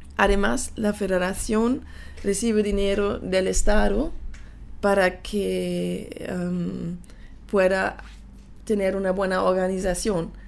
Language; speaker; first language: Spanish; early bilingual, heritage; German